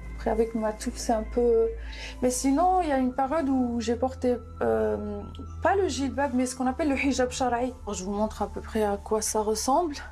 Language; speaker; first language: French; non-native, local second language; Arabic